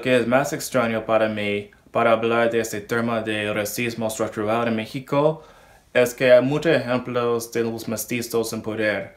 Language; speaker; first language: Spanish; non-native, learner; English